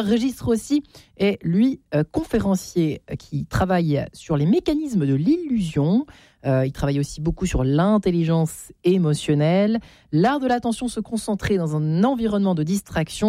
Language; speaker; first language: French; native; French